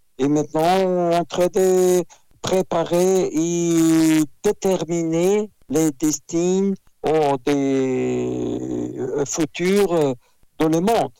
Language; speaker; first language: French; non-native, fluent; Russian